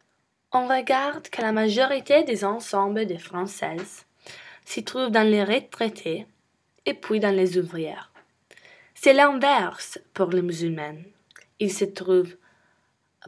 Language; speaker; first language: French; non-native, learner; English